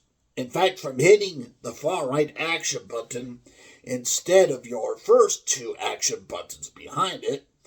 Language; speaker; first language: English; native; English